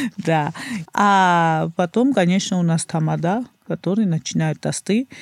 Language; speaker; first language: Russian; non-native, fluent; Georgian